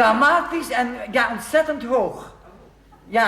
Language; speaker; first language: Dutch; native; Dutch